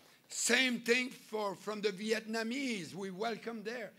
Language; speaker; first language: English; non-native, fluent; French